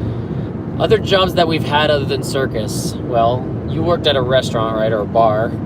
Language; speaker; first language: English; native; English